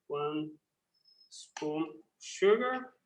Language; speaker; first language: English; non-native, learner; Portuguese